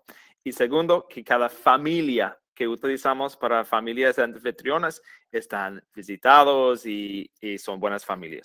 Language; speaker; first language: Spanish; non-native, fluent; English